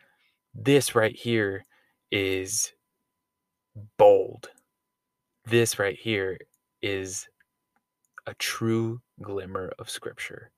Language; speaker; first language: English; native; English